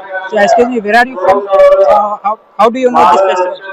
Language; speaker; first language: English; non-native, local second language; Telugu